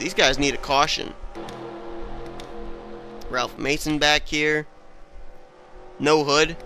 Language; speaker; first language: English; native; English